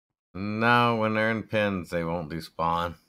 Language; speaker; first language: English; native; English